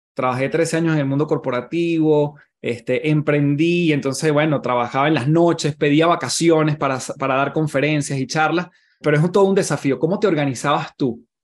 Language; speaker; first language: Spanish; native; Spanish